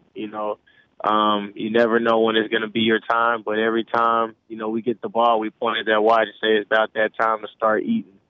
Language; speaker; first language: English; native; English